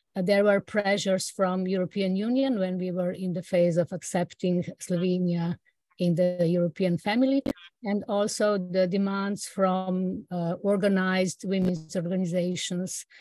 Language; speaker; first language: English; non-native, fluent; Slovenian